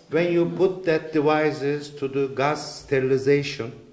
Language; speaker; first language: English; non-native, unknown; Turkish